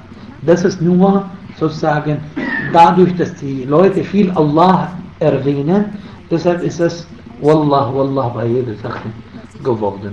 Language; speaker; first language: German; non-native, fluent; Arabic